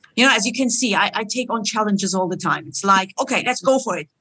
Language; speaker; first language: English; non-native, fluent; Turkish